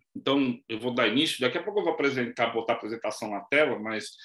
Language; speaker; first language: Portuguese; native; Portuguese